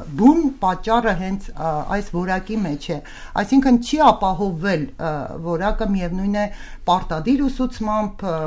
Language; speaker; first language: Armenian; native; Armenian